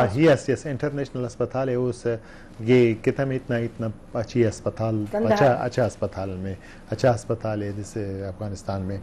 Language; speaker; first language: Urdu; non-native, learner; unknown